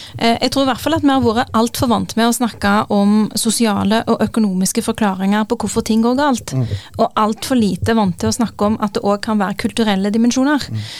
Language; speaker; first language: Norwegian; early bilingual, other home language; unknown